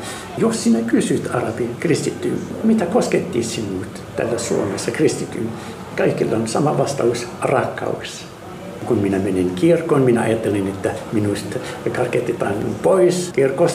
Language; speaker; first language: Finnish; non-native, fluent; Arabic